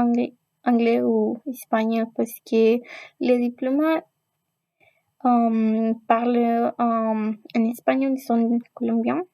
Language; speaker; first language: French; non-native, learner; Spanish